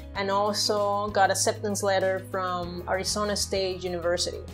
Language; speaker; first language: English; non-native, fluent; Spanish